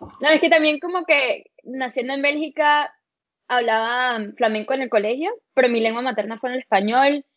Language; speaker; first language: Spanish; early bilingual, heritage; Spanish